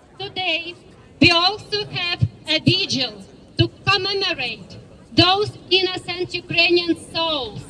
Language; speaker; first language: English; non-native, fluent; Ukrainian